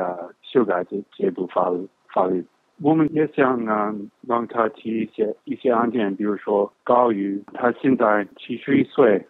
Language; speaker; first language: Chinese; non-native, fluent; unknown